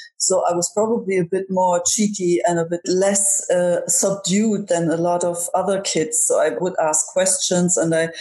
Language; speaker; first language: English; non-native, fluent; German